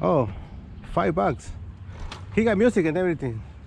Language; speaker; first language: English; non-native, learner; Spanish